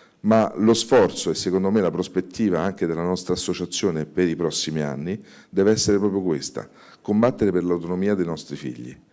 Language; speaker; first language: Italian; native; Italian